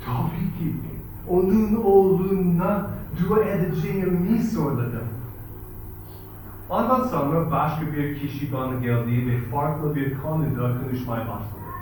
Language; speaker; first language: Turkish; non-native, fluent; English